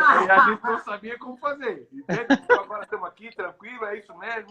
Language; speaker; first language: Portuguese; native; Portuguese